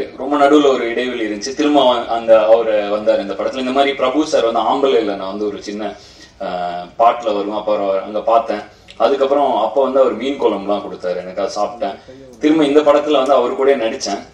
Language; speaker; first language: Tamil; native; Tamil